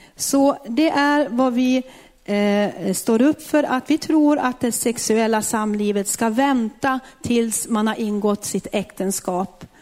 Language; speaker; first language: Swedish; native; Swedish